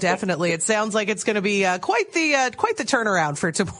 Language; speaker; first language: English; native; English